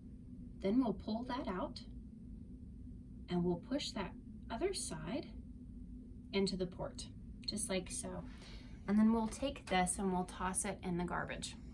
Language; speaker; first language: English; native; English